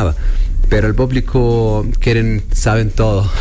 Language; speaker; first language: Spanish; non-native, learner; Arabic